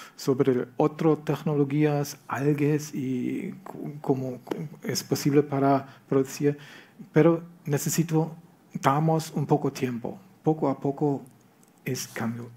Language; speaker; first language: Spanish; non-native, learner; German